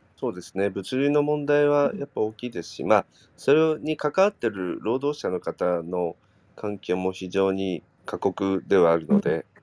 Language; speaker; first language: Japanese; native; Japanese